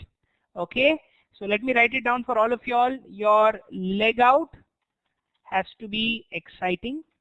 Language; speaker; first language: English; non-native, local second language; Hindi